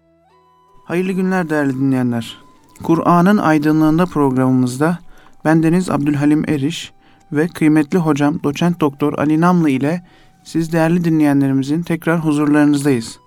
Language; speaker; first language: Turkish; native; Turkish